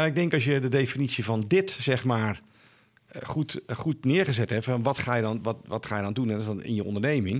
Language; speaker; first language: Dutch; native; Dutch